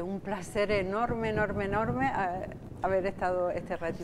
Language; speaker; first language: Spanish; native; Spanish